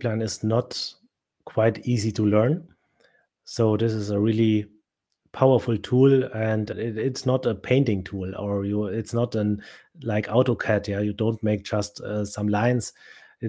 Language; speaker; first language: English; non-native, fluent; German